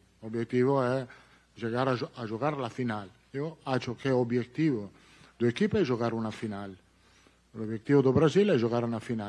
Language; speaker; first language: Portuguese; non-native, fluent; Italian